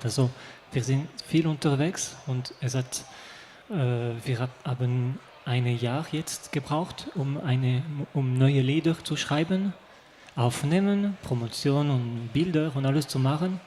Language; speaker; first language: German; non-native, local second language; French